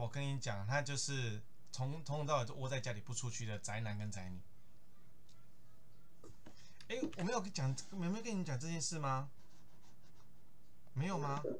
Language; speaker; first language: Chinese; native; Chinese